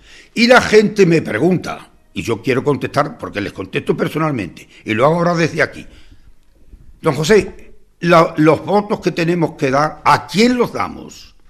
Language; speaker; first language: Spanish; native; Spanish